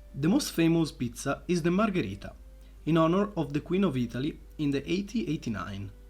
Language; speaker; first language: English; non-native, fluent; Italian